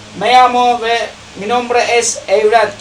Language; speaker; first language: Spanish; non-native, learner; Turkish